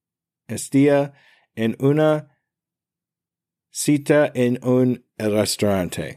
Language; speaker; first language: Spanish; non-native, learner; English